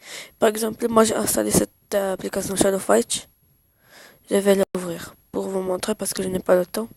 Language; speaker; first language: French; non-native, learner; Arabic